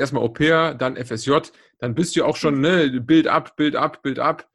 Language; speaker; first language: German; native; German